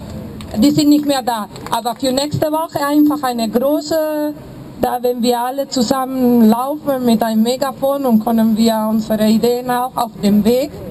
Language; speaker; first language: German; non-native, fluent; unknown